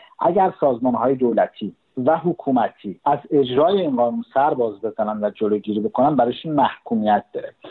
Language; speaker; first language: Persian; native; Persian